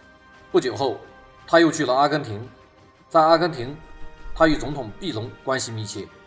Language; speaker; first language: Chinese; native; Chinese